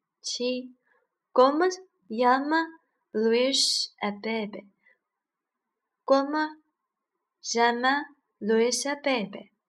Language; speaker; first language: Spanish; non-native, learner; Chinese